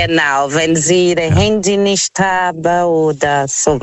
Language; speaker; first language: German; non-native, fluent; Portuguese